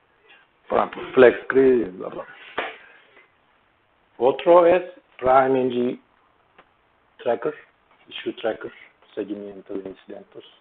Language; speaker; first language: Spanish; non-native, learner; Turkish